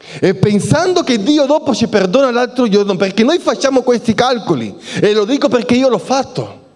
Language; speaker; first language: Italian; non-native, fluent; Spanish